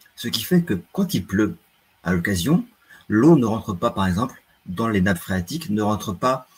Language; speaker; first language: French; native; French